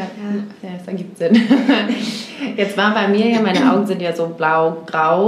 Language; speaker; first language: German; native; German